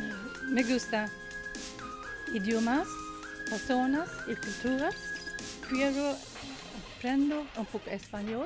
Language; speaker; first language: Spanish; non-native, learner; Swedish